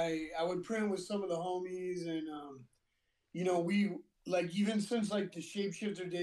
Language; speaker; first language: English; native; English